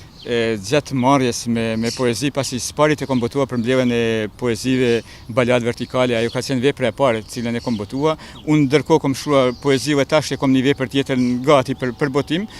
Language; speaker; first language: Albanian; native; Albanian